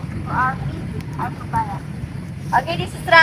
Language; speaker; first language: English; non-native, learner; Indonesian